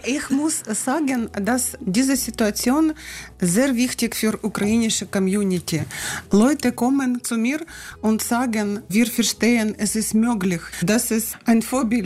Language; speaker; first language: German; non-native, learner; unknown